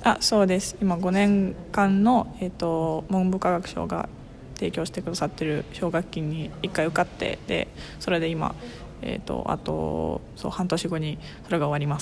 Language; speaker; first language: Japanese; non-native, fluent; Russian